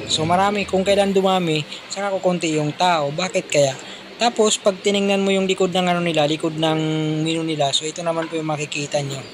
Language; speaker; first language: Filipino; native; Filipino